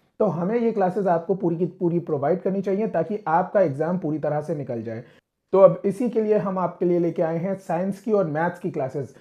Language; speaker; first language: Hindi; non-native, local second language; Punjabi